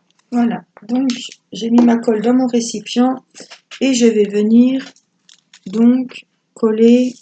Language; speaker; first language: French; native; French